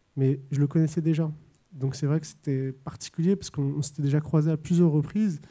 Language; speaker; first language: French; native; French